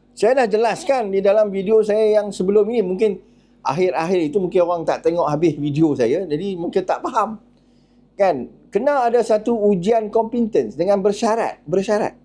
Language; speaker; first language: Malay; native; Malay